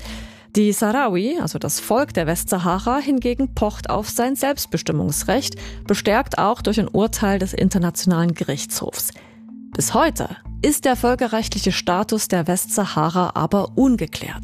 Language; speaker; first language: German; native; German